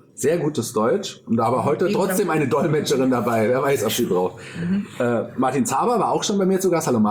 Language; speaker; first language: German; native; German